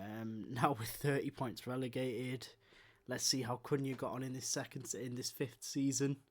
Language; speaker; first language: English; native; English